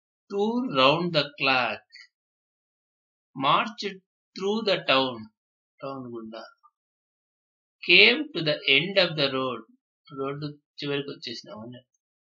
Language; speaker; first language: English; non-native, local second language; Telugu